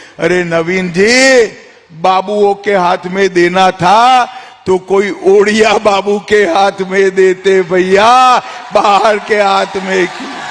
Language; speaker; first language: Hindi; non-native, local second language; Gujarati